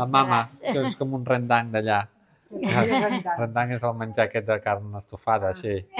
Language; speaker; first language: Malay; non-native, learner; Catalan